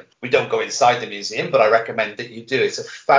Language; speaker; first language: English; native; English